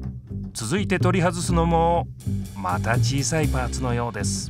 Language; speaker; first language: Japanese; native; Japanese